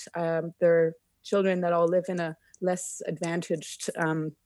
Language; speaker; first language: English; native; English